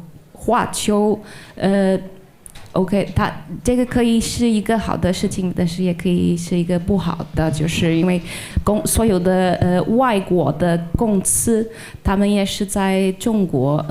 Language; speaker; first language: Chinese; non-native, fluent; Portuguese